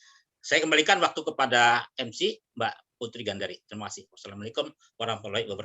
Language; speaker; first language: Indonesian; native; Indonesian